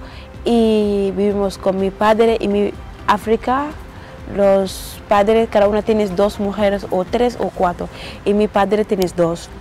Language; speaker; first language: Spanish; non-native, learner; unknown